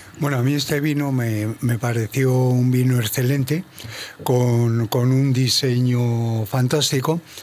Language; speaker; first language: Spanish; native; Spanish